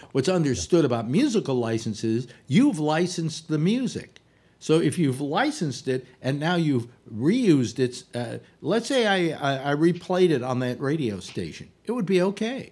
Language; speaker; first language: English; native; English